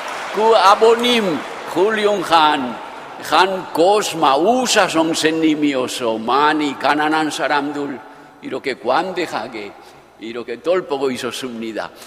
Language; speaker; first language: Korean; non-native, fluent; Japanese